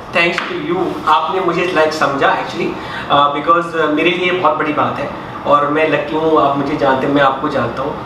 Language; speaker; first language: Hindi; native; Hindi